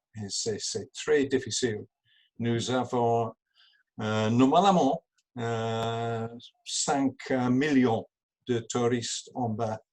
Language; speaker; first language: French; non-native, learner; English